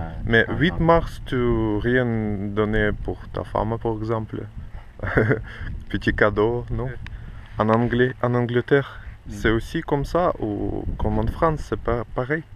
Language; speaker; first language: French; non-native, learner; Russian